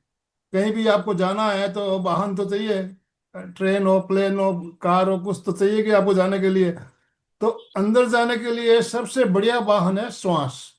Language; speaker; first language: Hindi; native; Hindi